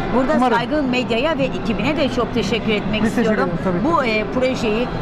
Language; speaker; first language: Turkish; native; Turkish